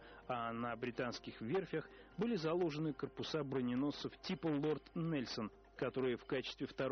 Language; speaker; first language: Russian; native; Russian